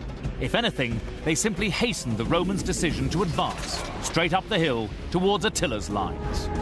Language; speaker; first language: English; native; English